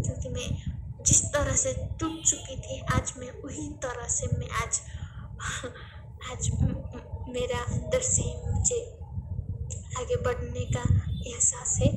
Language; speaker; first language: Hindi; non-native, learner; Nepali